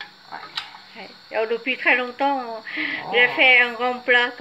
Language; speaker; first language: French; non-native, fluent; Vietnamese